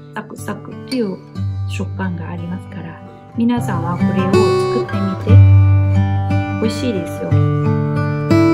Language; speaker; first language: Japanese; non-native, fluent; Vietnamese